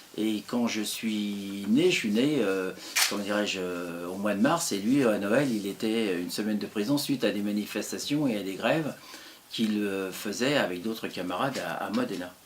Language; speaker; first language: French; early bilingual, other home language; Italian